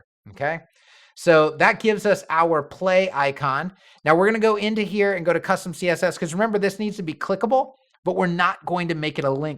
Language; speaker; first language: English; native; English